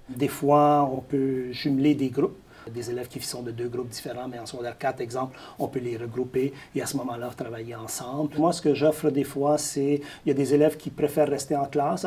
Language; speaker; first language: French; native; French